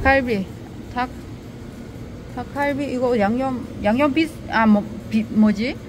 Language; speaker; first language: Korean; non-native, learner; Vietnamese